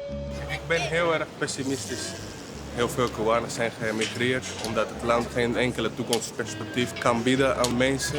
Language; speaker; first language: Dutch; non-native, fluent; Spanish